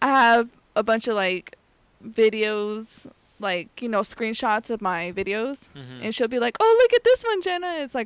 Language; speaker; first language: English; early bilingual, other home language; Spanish